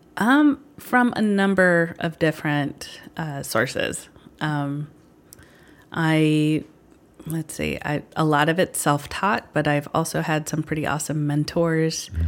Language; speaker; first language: English; early bilingual, other home language; Filipino